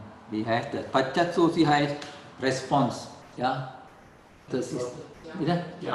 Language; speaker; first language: German; non-native, learner; Sinhala